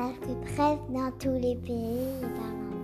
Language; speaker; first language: French; early bilingual, heritage; French